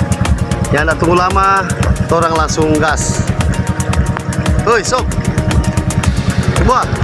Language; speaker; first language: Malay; non-native, local second language; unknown